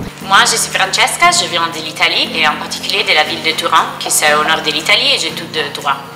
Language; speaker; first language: French; non-native, fluent; Italian